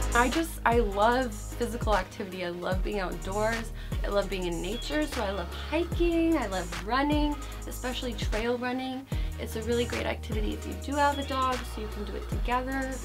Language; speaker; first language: English; native; English